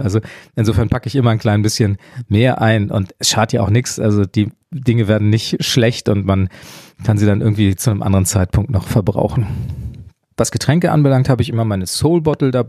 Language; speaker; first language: German; native; German